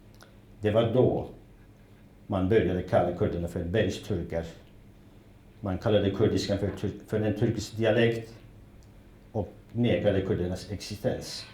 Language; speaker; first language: Swedish; non-native, fluent; Kurdish